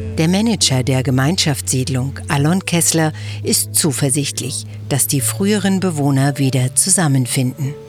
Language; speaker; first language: German; native; German